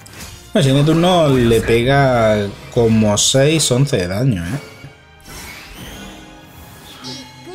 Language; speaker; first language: Spanish; native; Spanish